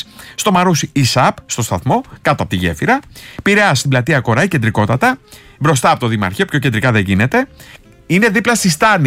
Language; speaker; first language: Greek; native; Greek